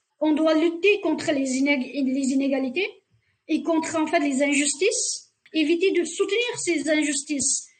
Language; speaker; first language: French; non-native, fluent; Uyghur